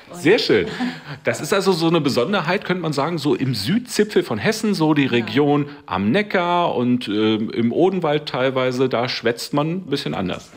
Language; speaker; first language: German; native; German